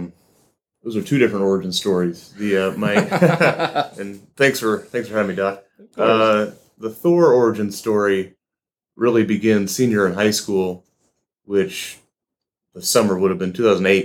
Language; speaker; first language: English; native; English